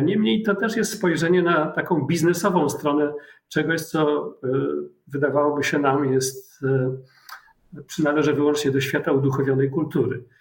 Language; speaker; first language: Polish; native; Polish